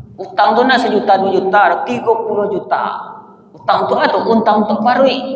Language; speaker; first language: Malay; non-native, local second language; Minangkabau